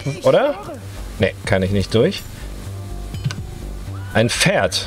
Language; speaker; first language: German; native; German